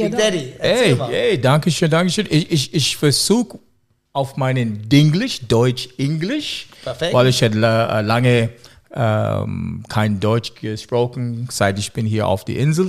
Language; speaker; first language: German; non-native, learner; English